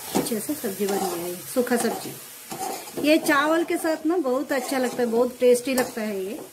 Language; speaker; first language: Hindi; non-native, local second language; Kannada